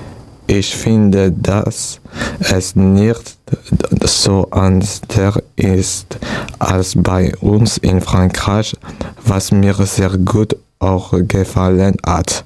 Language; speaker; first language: German; non-native, learner; French